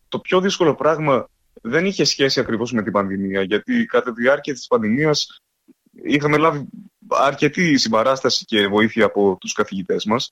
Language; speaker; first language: Greek; early bilingual, heritage; Greek